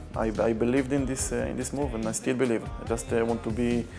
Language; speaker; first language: English; non-native, learner; Hebrew